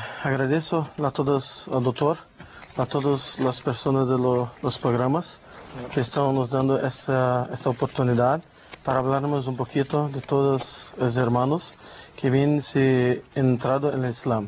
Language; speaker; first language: Spanish; non-native, learner; Portuguese